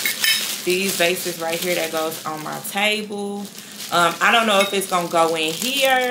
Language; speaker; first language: English; native; English